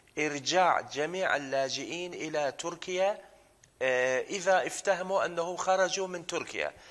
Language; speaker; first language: Arabic; non-native, fluent; Turkish